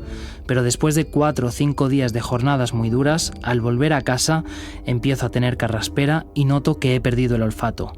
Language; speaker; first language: Spanish; native; Spanish